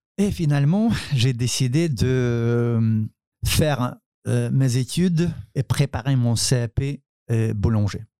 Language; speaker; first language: French; non-native, fluent; Ukrainian